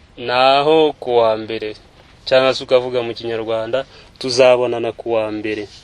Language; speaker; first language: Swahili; non-native, local second language; Kinyarwanda